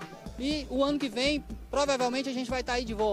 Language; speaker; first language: Portuguese; native; Portuguese